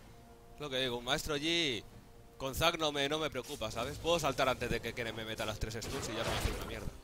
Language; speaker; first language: Spanish; native; Spanish